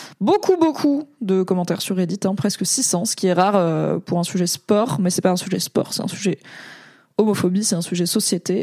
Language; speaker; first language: French; native; French